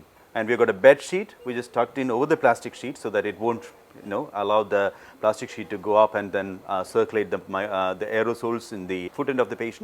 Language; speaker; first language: English; non-native, local second language; Malayalam